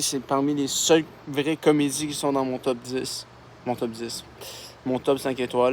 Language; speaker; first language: French; native; French